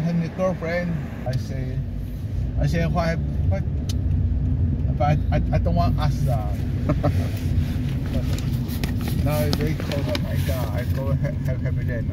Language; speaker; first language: English; non-native, learner; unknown